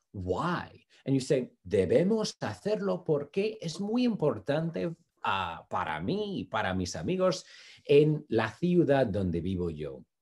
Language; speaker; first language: Spanish; non-native, fluent; English